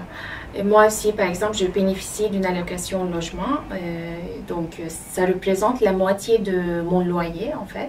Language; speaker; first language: French; non-native, fluent; Turkish